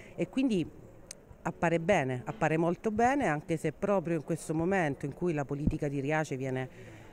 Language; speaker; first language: Italian; native; Italian